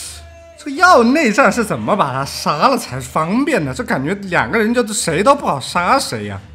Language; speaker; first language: Chinese; native; Chinese